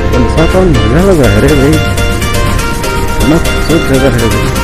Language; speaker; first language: Hindi; non-native, local second language; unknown